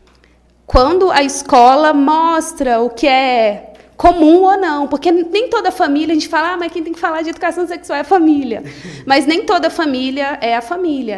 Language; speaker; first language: Portuguese; native; Portuguese